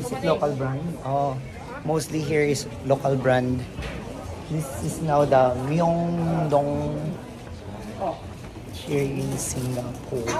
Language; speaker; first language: English; non-native, learner; Filipino